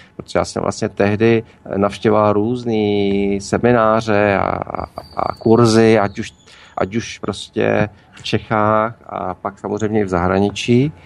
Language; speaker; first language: Czech; native; Czech